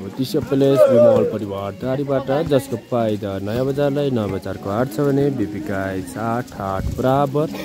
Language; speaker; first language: Nepali; native; Nepali